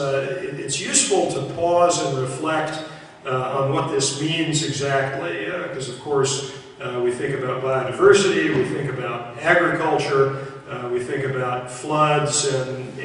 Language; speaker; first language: English; native; English